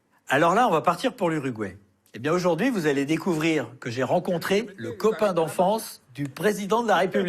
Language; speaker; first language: French; native; French